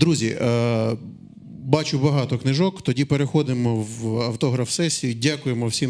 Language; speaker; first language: Ukrainian; native; Ukrainian